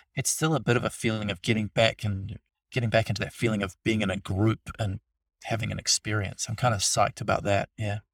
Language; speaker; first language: English; native; English